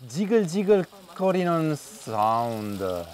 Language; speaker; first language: Korean; non-native, fluent; Italian